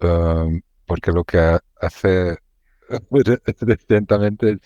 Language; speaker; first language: Spanish; non-native, learner; Hungarian